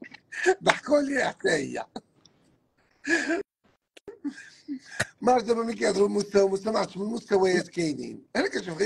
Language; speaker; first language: Arabic; native; Arabic